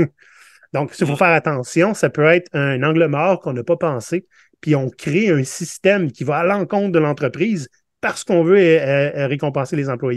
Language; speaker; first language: French; native; French